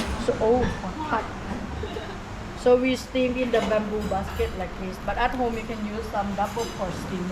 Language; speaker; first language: English; non-native, fluent; Thai